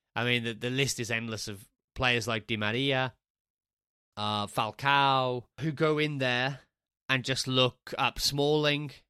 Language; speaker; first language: English; native; English